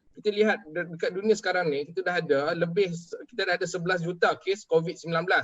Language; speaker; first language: Malay; native; Malay